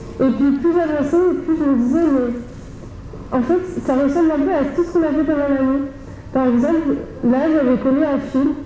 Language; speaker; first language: French; native; French